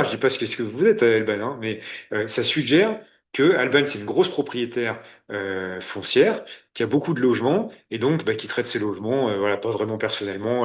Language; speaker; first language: French; native; French